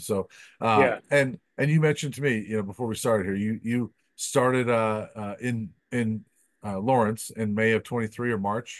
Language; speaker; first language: English; native; English